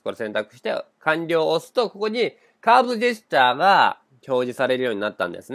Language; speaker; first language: Japanese; native; Japanese